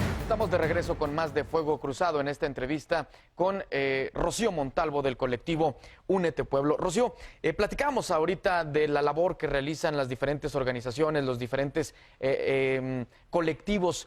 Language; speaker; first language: Spanish; native; Spanish